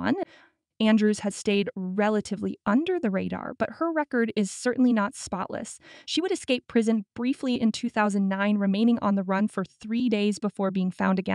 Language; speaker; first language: English; native; English